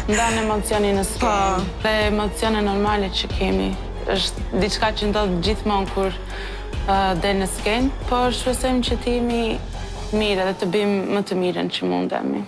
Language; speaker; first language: Albanian; early bilingual, other home language; English